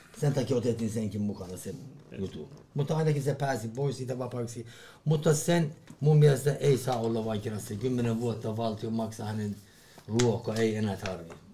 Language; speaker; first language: Finnish; non-native, learner; Persian